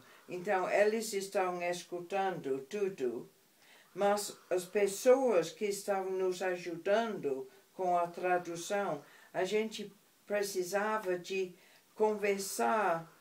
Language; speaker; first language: Portuguese; non-native, fluent; English